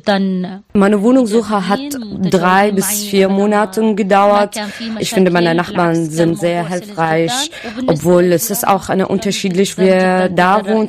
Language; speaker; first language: German; non-native, learner; Arabic